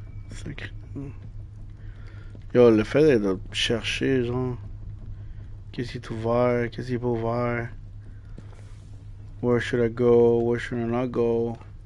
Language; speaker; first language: French; native; French